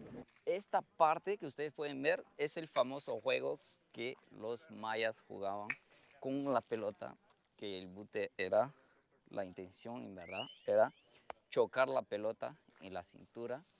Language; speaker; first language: Spanish; non-native, fluent; Portuguese